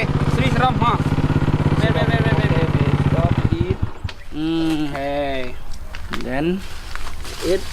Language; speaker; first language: English; non-native, learner; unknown